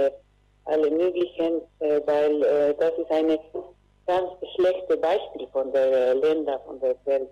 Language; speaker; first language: German; non-native, learner; Spanish